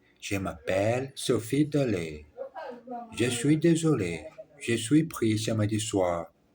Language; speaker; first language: French; non-native, learner; Portuguese